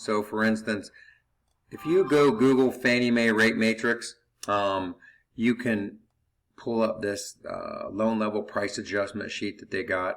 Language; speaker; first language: English; native; English